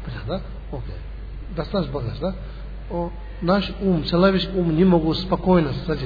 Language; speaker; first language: Russian; non-native, learner; Tibetan